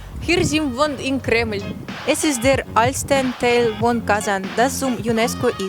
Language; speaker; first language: German; non-native, learner; Russian